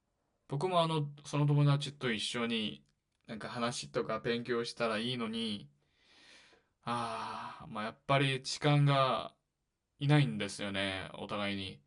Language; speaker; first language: Japanese; non-native, learner; Korean